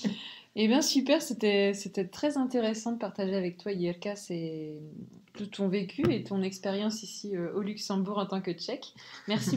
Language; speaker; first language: French; native; French